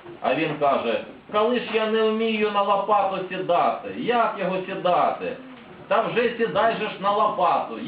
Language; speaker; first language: Ukrainian; native; Ukrainian